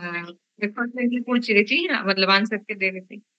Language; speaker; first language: Hindi; non-native, local second language; Marathi